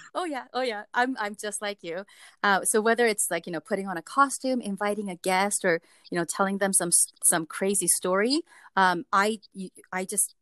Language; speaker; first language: English; early bilingual, other home language; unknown